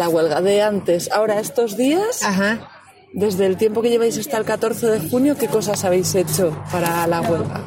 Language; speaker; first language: Spanish; native; Spanish